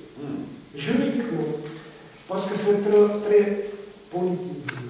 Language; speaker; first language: French; non-native, fluent; Russian